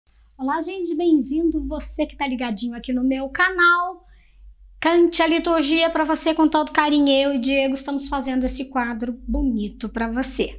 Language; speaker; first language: Portuguese; native; Portuguese